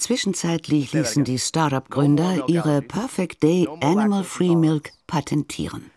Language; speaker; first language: German; native; German